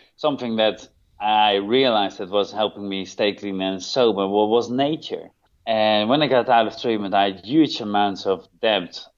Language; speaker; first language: English; non-native, fluent; Dutch